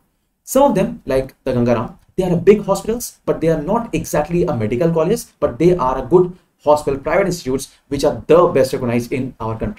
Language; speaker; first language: English; non-native, local second language; Hindi